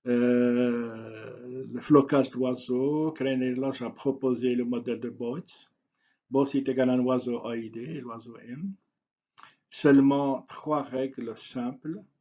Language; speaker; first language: French; non-native, local second language; Arabic